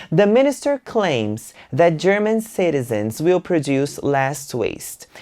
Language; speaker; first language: English; non-native, fluent; Portuguese